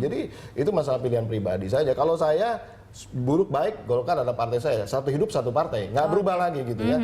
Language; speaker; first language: Indonesian; native; Indonesian